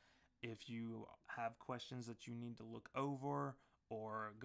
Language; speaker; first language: English; native; English